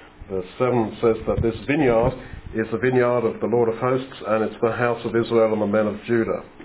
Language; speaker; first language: English; native; English